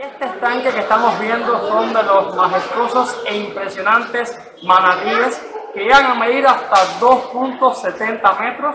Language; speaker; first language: Spanish; native; Spanish